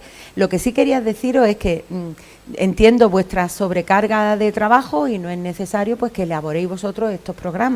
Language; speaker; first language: Spanish; native; Spanish